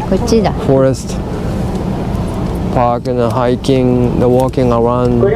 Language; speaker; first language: English; non-native, learner; Japanese